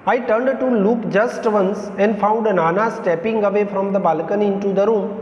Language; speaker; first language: English; non-native, local second language; Gujarati